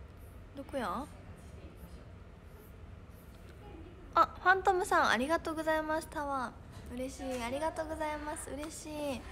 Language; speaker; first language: Japanese; native; Japanese